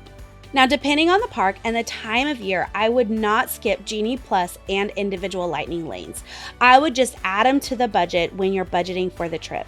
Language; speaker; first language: English; native; English